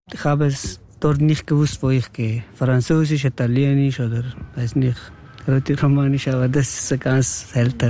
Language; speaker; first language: German; non-native, learner; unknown